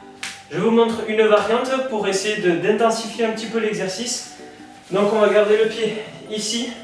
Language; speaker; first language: French; native; French